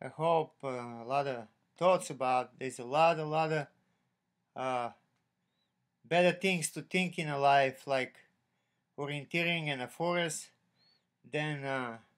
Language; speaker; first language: English; non-native, learner; Bulgarian